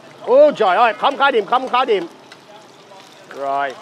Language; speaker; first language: Vietnamese; non-native, learner; English